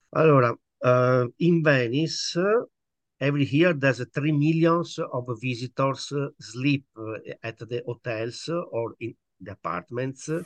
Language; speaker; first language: English; non-native, learner; Italian